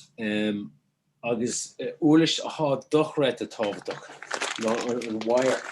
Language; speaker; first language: Irish; native; Irish